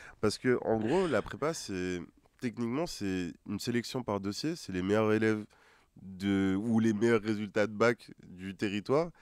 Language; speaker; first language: French; non-native, local second language; Wolof